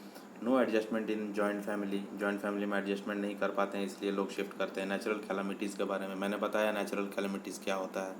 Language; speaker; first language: Hindi; native; Hindi